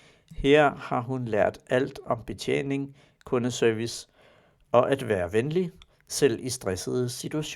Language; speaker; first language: Danish; non-native, learner; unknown